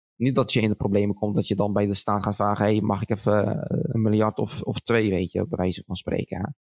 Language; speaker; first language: Dutch; early bilingual, other home language; Arabic